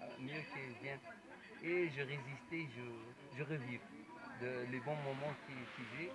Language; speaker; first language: French; non-native, learner; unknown